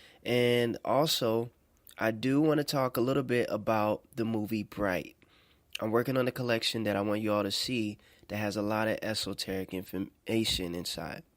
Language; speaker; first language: English; native; English